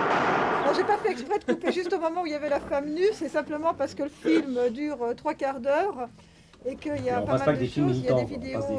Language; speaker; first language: French; native; French